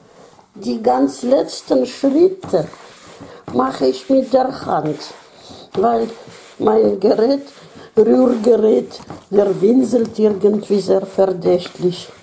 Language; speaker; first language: German; non-native, fluent; Russian